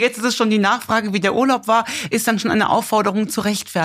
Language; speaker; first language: German; native; German